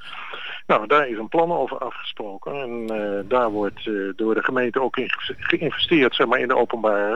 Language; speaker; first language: Dutch; native; Dutch